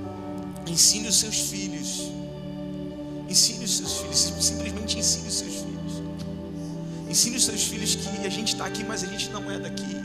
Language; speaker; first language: Portuguese; native; Portuguese